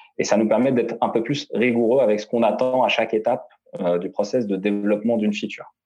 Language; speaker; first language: French; non-native, local second language; Arabic